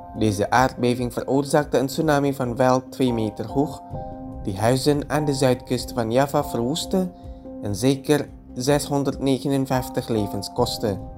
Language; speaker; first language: Dutch; non-native, fluent; Indonesian